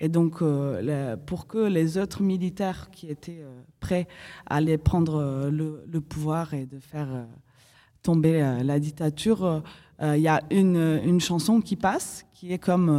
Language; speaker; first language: French; non-native, fluent; Portuguese